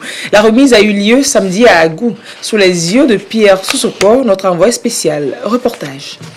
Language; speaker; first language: French; native; French